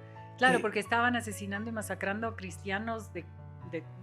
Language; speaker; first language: Spanish; native; Spanish